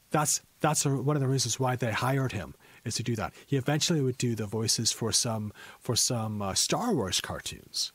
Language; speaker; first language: English; native; English